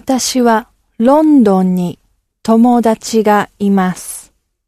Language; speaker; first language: Japanese; non-native, learner; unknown